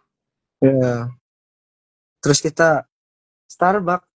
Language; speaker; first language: Indonesian; non-native, learner; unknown